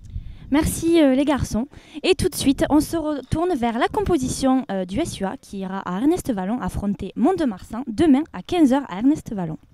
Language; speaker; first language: French; native; French